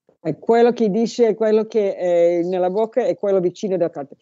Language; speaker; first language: Italian; non-native, learner; English